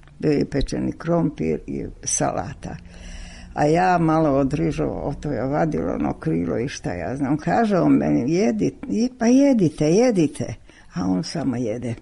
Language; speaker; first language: Serbian; non-native, local second language; Hungarian